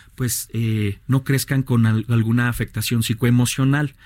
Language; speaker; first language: Spanish; native; Spanish